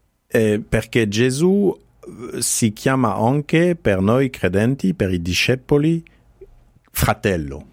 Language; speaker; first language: Italian; non-native, fluent; French